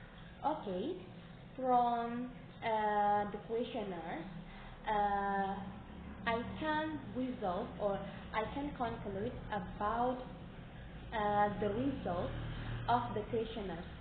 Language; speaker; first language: English; non-native, learner; Indonesian